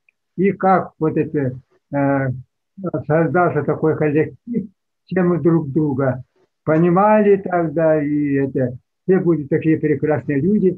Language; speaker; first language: Russian; non-native, local second language; Yakut